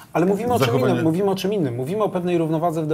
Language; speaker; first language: Polish; native; Polish